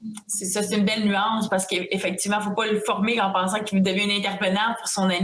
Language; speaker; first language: French; native; French